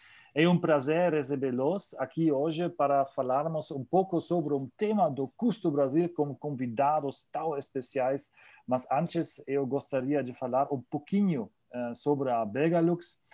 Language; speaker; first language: Portuguese; non-native, learner; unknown